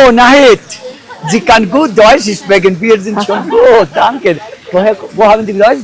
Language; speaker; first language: German; non-native, learner; Bangla